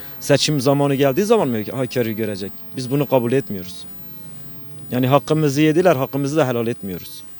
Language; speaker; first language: Turkish; non-native, local second language; Kurdish